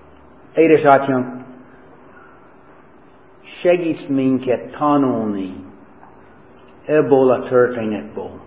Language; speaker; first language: Hungarian; non-native, learner; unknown